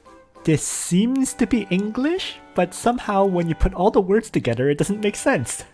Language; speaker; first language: English; native; English